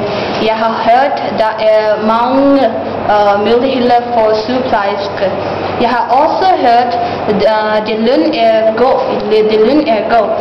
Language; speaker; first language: Danish; non-native, learner; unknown